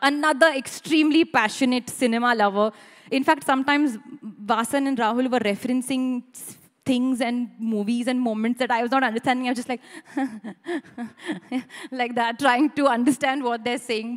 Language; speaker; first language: English; non-native, local second language; Hindi